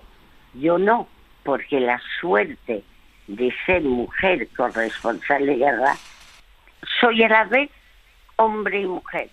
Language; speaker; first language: Spanish; early bilingual, other home language; French